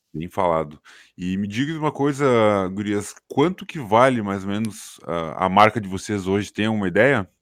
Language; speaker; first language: Portuguese; native; Portuguese